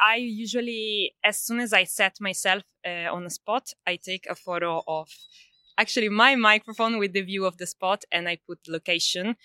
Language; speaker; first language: English; non-native, fluent; Italian